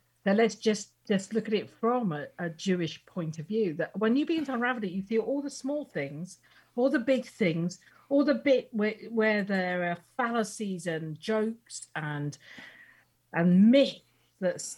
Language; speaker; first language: English; native; English